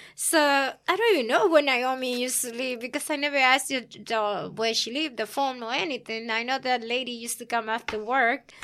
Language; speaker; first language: English; early bilingual, other home language; Spanish